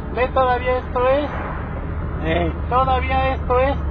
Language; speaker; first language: Spanish; native; Spanish